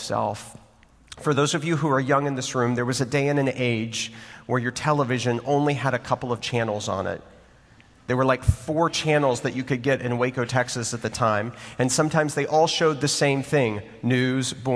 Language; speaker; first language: English; native; English